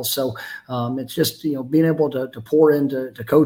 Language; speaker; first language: English; native; English